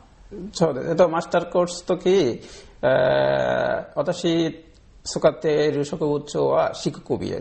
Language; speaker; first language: Japanese; non-native, learner; Bangla